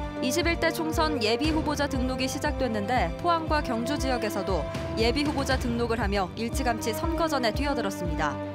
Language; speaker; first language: Korean; native; Korean